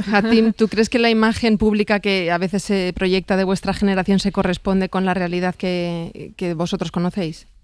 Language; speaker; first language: Spanish; native; Spanish